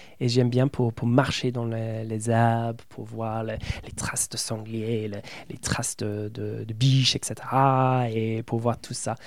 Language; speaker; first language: French; non-native, fluent; English